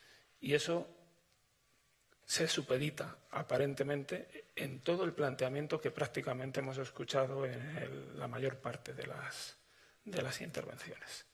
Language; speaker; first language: Spanish; native; Spanish